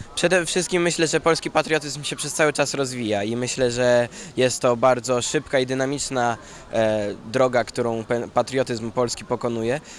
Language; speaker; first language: Polish; native; Polish